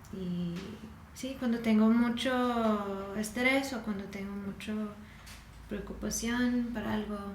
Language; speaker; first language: Spanish; non-native, fluent; English